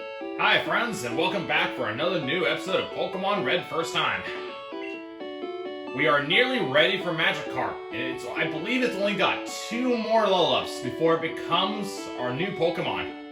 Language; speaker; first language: English; native; English